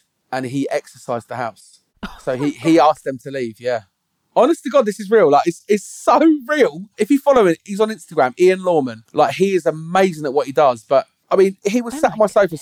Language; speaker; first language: English; native; English